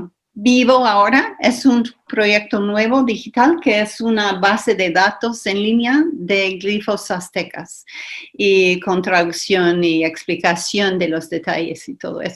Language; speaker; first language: Spanish; non-native, fluent; English